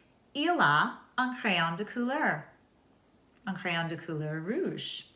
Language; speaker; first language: French; non-native, fluent; English